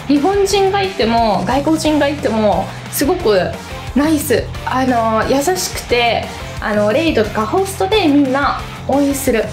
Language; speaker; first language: Japanese; non-native, fluent; Italian